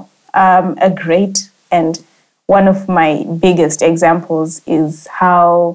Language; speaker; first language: English; non-native, local second language; Shona